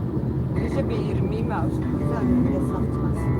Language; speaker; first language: Turkish; non-native, local second language; Kurdish